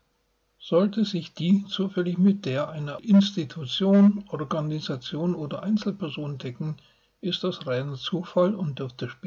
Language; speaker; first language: German; native; German